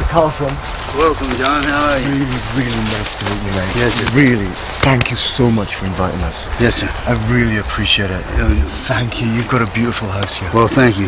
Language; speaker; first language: English; native; English